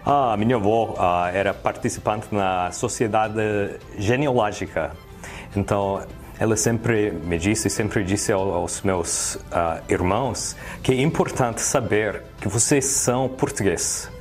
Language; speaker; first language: Portuguese; early bilingual, heritage; English